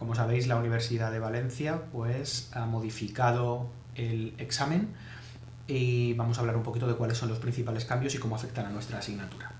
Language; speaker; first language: Spanish; native; Spanish